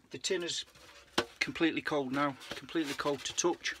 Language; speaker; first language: English; native; English